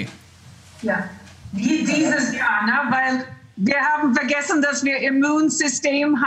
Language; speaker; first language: German; non-native, learner; English